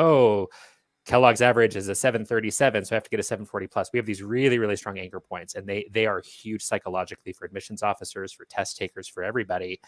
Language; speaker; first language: English; native; English